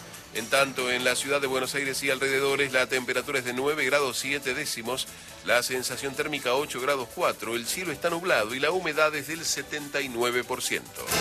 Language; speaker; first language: Spanish; native; Spanish